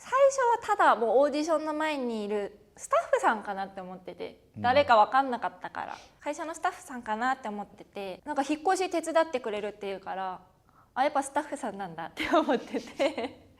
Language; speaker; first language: Japanese; native; Japanese